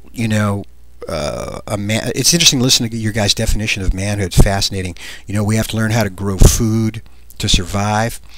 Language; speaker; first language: English; native; English